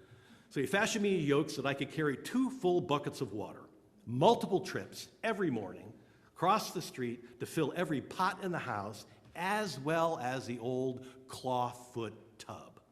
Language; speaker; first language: English; native; English